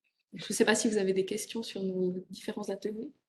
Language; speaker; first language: French; native; French